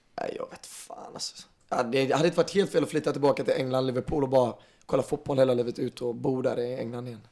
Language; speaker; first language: Swedish; native; Swedish